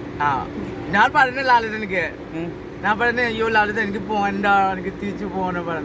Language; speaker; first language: Malayalam; non-native, learner; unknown